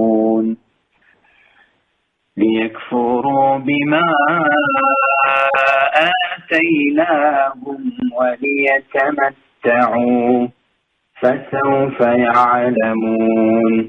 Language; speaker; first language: Arabic; native; Arabic